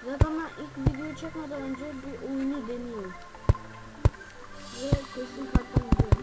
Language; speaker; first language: Turkish; native; Turkish